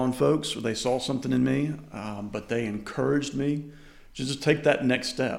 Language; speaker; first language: English; native; English